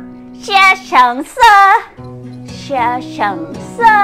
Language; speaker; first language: Chinese; non-native, learner; Thai